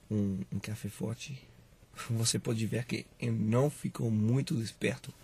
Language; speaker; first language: Portuguese; non-native, learner; Spanish